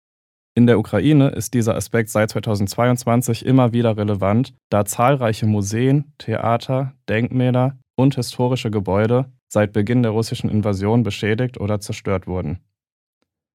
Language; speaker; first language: German; native; German